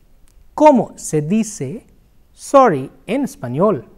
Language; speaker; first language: Spanish; non-native, fluent; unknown